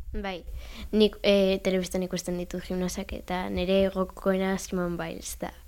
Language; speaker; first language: Basque; non-native, local second language; Spanish